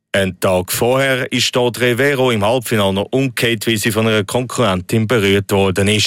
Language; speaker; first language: German; native; German